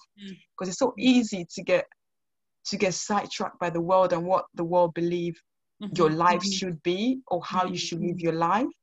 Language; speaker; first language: English; non-native, local second language; Krio